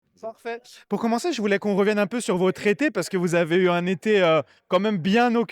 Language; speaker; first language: French; native; French